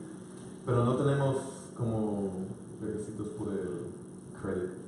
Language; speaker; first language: Spanish; non-native, fluent; English